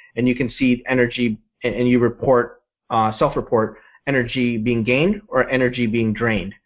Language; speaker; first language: English; native; English